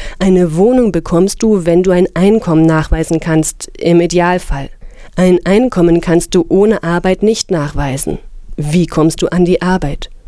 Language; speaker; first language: German; native; German